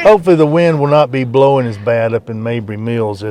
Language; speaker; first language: English; native; English